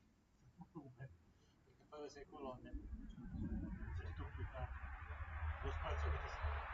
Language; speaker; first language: Italian; native; Italian